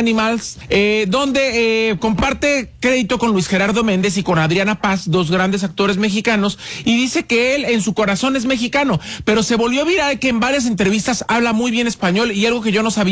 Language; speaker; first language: Spanish; native; Spanish